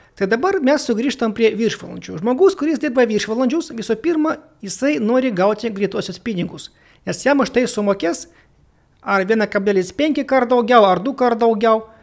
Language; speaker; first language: Lithuanian; non-native, local second language; Russian